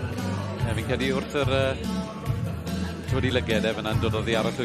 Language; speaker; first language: Welsh; native; Welsh